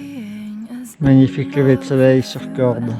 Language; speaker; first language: French; native; French